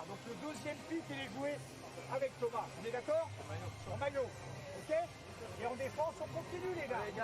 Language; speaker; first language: French; native; French